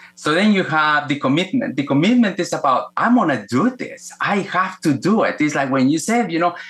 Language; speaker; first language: English; non-native, fluent; Spanish